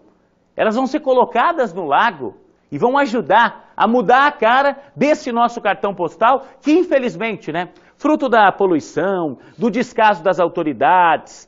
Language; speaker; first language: Portuguese; native; Portuguese